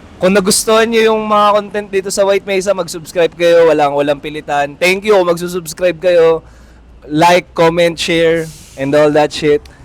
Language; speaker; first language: Filipino; native; Filipino